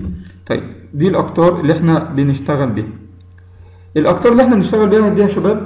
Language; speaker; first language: Arabic; native; Arabic